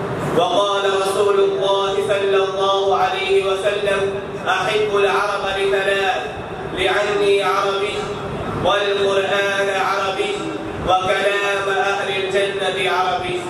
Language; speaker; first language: Arabic; non-native, fluent; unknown